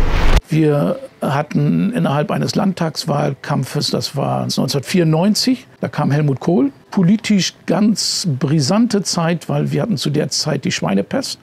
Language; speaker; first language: German; native; German